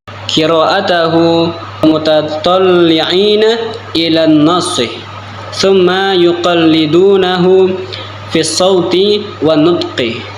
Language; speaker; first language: Arabic; non-native, learner; Indonesian